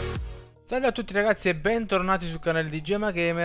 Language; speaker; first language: Italian; native; Italian